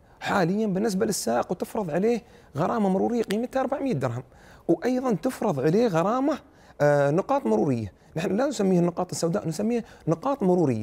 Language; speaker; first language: Arabic; native; Arabic